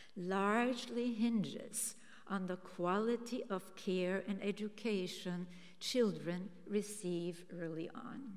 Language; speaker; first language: English; early bilingual, other home language; German